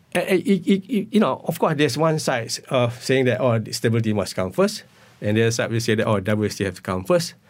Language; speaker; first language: English; non-native, local second language; Malay